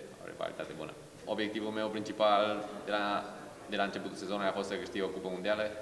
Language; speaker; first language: Romanian; early bilingual, heritage; Romanian